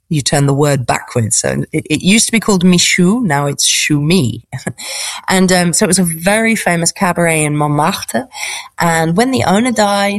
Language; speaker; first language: English; native; English